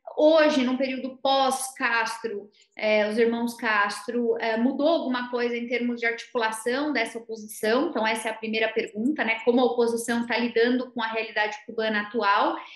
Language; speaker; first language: Portuguese; native; Portuguese